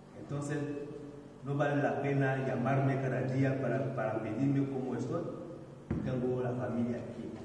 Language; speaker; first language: Spanish; non-native, learner; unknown